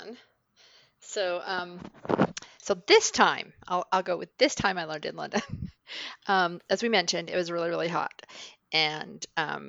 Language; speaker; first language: English; native; English